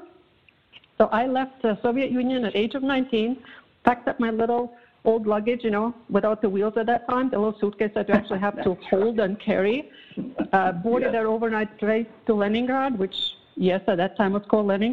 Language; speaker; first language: English; non-native, fluent; Latvian